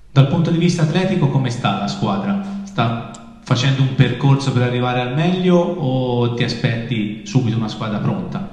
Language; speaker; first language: Italian; native; Italian